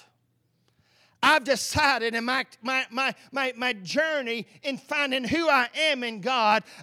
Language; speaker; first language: English; native; English